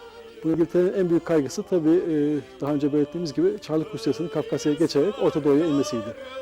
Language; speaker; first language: Turkish; native; Turkish